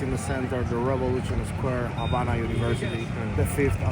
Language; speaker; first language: English; non-native, fluent; Spanish